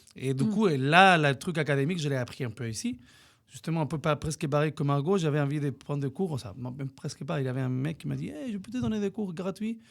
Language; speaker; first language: French; non-native, fluent; Spanish